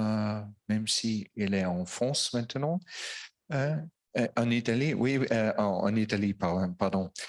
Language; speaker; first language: French; non-native, fluent; Italian